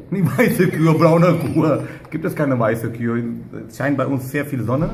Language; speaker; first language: German; native; German